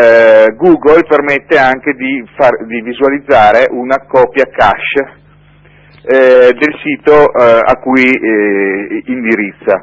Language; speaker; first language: Italian; native; Italian